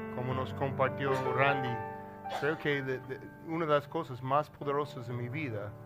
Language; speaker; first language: Spanish; non-native, learner; English